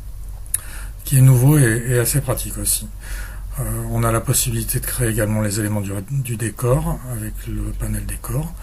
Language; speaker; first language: French; native; French